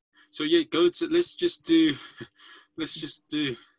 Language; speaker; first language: English; native; English